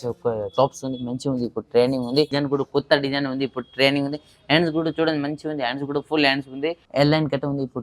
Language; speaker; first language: Telugu; non-native, local second language; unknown